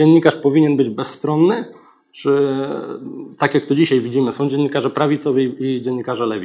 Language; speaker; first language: Polish; native; Polish